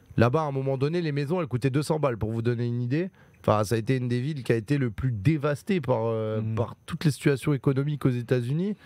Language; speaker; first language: French; native; French